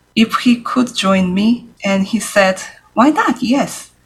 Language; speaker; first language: English; non-native, learner; Korean